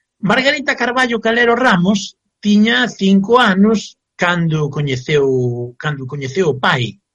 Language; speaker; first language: Galician; native; Galician